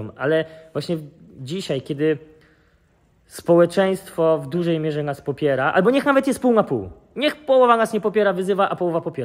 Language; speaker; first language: Polish; native; Polish